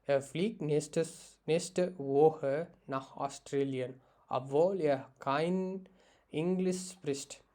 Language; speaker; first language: German; non-native, learner; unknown